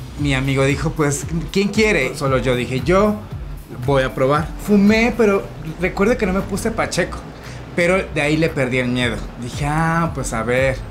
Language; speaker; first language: Spanish; native; Spanish